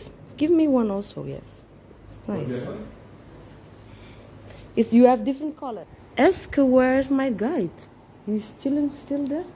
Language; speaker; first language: English; non-native, fluent; Dutch